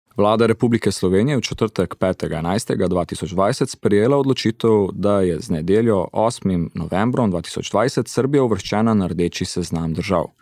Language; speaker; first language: Slovenian; early bilingual, heritage; Slovenian